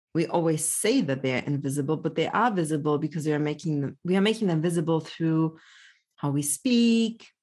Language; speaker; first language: English; early bilingual, other home language; Polish